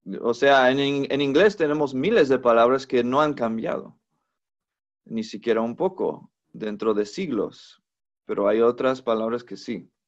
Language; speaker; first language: Spanish; non-native, fluent; English